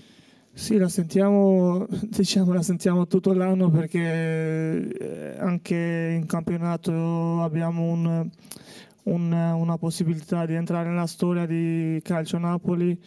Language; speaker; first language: Italian; non-native, fluent; Albanian